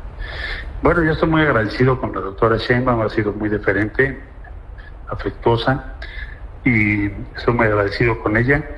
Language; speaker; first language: Spanish; native; Spanish